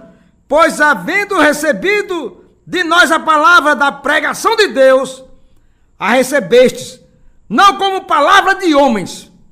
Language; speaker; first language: Portuguese; native; Portuguese